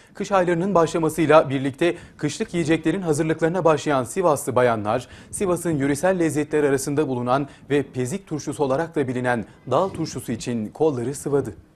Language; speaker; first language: Turkish; native; Turkish